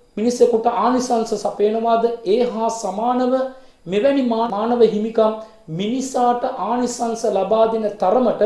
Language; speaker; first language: Sinhala; non-native, local second language; Tamil